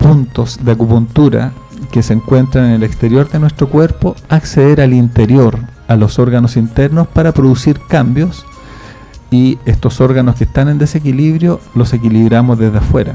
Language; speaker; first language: Spanish; native; Spanish